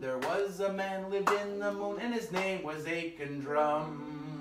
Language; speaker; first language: English; native; English